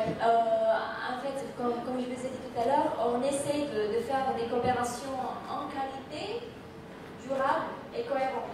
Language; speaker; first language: French; non-native, fluent; Indonesian